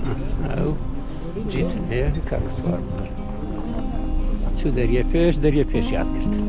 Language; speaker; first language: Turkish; non-native, local second language; Kurdish